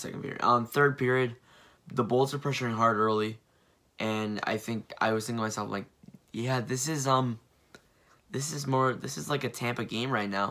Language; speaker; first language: English; native; English